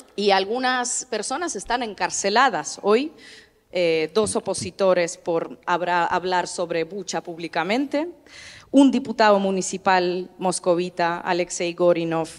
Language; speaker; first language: Spanish; non-native, fluent; Russian